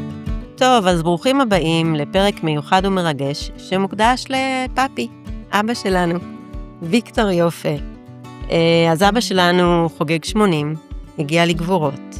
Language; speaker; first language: Hebrew; early bilingual, other home language; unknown